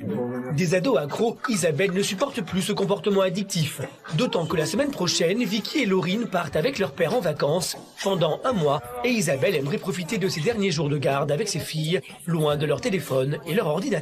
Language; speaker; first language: French; native; French